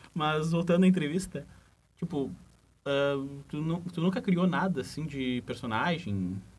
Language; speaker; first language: Portuguese; native; Portuguese